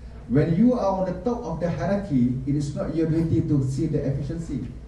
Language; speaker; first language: English; non-native, local second language; Malay